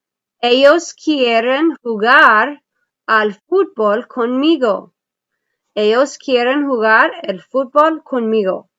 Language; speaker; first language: Spanish; non-native, fluent; English